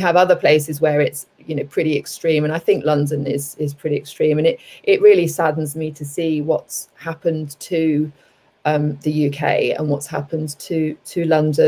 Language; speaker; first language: English; native; English